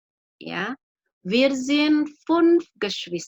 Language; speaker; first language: German; non-native, fluent; Indonesian